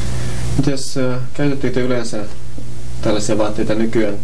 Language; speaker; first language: Finnish; native; Finnish